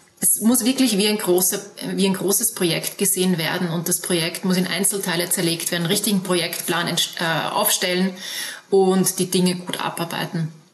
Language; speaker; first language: German; native; German